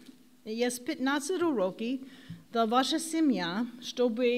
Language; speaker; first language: Russian; non-native, learner; English